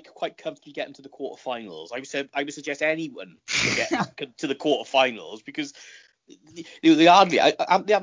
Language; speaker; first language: English; native; English